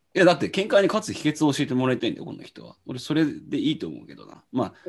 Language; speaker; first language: Japanese; native; Japanese